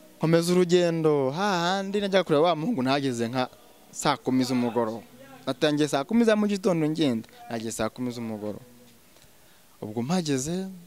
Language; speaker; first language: Kinyarwanda; early bilingual, heritage; Swahili